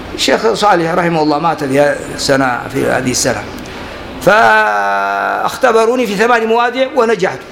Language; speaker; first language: Arabic; non-native, fluent; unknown